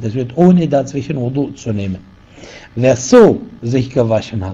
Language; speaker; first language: German; non-native, fluent; Arabic